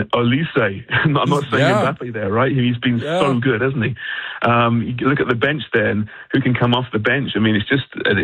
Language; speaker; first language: English; native; English